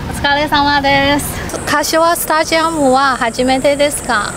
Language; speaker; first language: Japanese; non-native, learner; Chinese